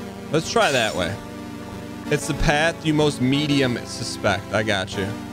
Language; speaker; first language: English; native; English